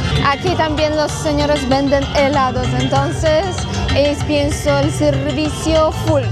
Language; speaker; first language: Spanish; non-native, fluent; Polish